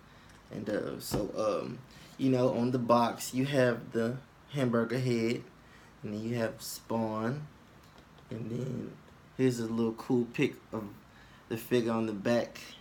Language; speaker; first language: English; native; English